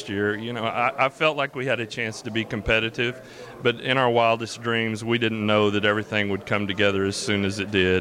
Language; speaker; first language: English; native; English